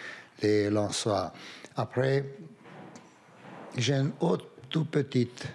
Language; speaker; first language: French; non-native, fluent; Romanian